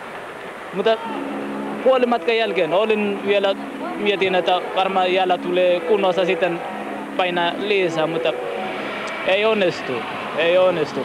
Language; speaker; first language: Finnish; non-native, learner; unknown